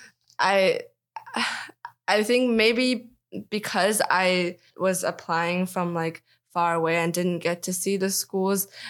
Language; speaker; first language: English; non-native, local second language; Cantonese